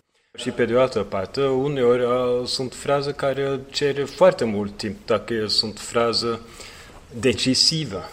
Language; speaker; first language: Romanian; non-native, fluent; Norwegian